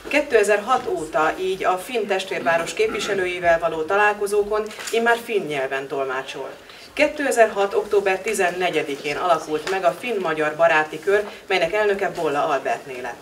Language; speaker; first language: Hungarian; native; Hungarian